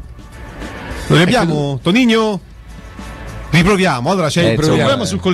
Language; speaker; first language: Italian; native; Italian